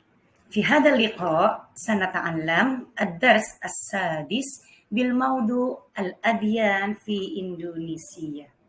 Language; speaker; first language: Arabic; non-native, fluent; Indonesian